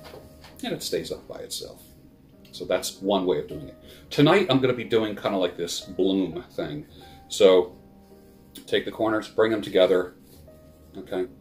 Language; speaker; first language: English; native; English